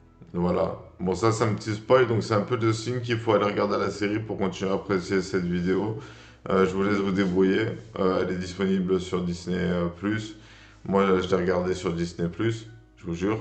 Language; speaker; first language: French; native; French